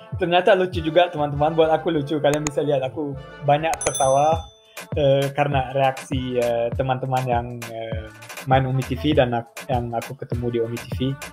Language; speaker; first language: Indonesian; early bilingual, heritage; German